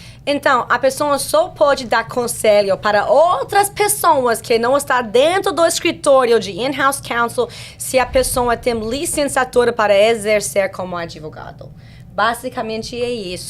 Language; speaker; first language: Portuguese; non-native, fluent; English